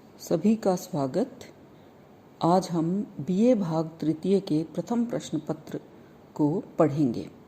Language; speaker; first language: Hindi; native; Hindi